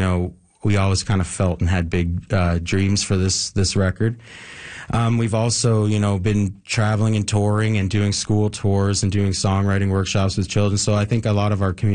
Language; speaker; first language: English; native; English